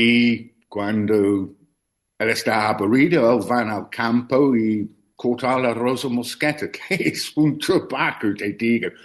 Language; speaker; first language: Spanish; non-native, learner; English